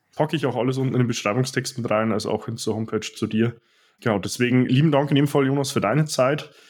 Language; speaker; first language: German; native; German